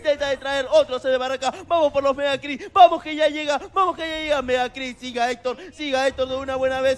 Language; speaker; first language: Spanish; native; Spanish